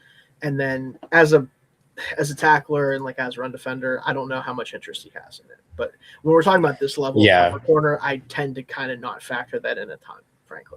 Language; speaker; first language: English; native; English